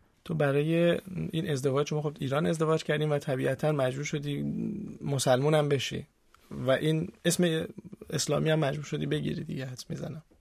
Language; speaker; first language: Persian; native; Persian